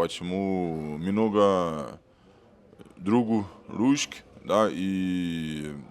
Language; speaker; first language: Russian; non-native, learner; Portuguese